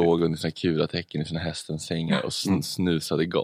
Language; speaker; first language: Swedish; native; Swedish